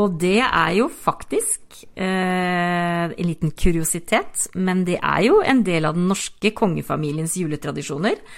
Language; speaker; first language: Norwegian; native; Norwegian